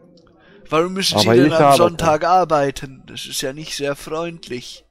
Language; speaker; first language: German; native; German